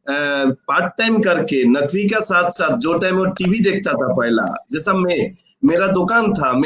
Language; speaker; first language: Hindi; non-native, fluent; Bangla